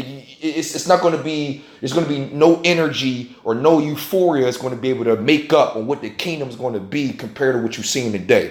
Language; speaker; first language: English; native; English